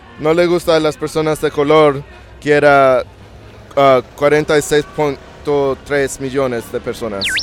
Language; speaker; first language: Spanish; early bilingual, heritage; English